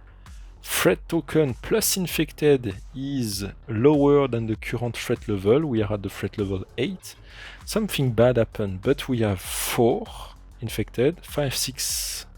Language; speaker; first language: English; non-native, fluent; French